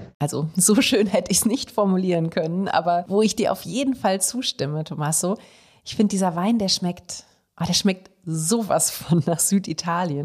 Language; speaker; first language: German; native; German